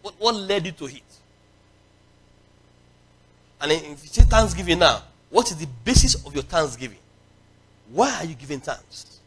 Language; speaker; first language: English; non-native, local second language; Yoruba